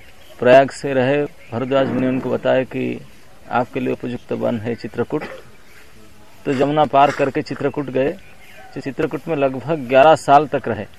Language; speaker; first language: Hindi; non-native, local second language; Odia